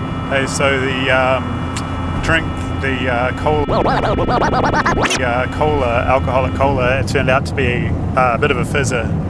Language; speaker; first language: English; native; English